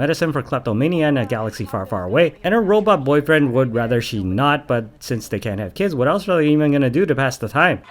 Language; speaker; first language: English; native; English